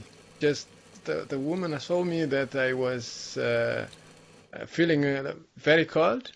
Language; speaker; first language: English; non-native, learner; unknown